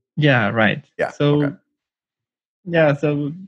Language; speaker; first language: English; non-native, fluent; Spanish